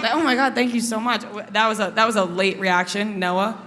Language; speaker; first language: English; native; English